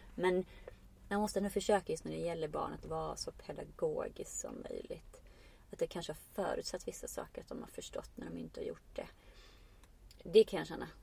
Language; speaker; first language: Swedish; non-native, fluent; Icelandic